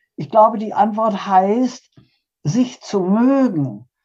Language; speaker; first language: German; early bilingual, other home language; Polish